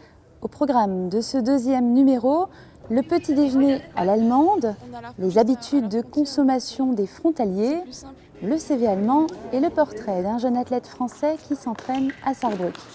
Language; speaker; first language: French; native; French